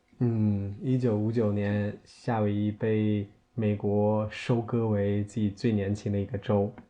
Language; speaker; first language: Chinese; native; Chinese